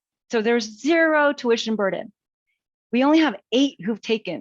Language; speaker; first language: English; native; English